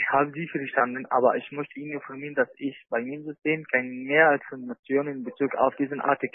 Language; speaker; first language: German; non-native, learner; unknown